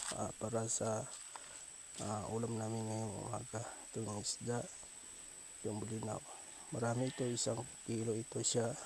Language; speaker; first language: Filipino; non-native, local second language; Cebuano